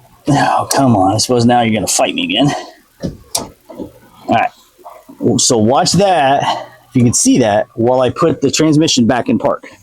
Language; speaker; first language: English; native; English